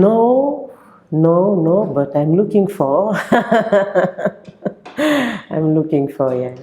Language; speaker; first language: English; non-native, local second language; French